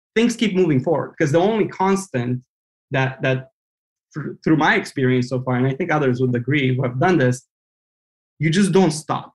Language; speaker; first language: English; non-native, fluent; Romanian